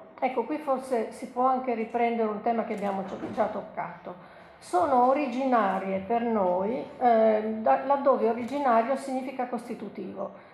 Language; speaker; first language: Italian; native; Italian